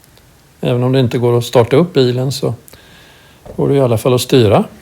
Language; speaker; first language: Swedish; native; Swedish